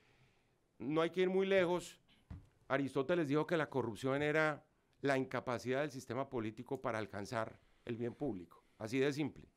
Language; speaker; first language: Spanish; native; Spanish